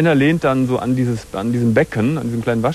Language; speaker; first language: German; native; German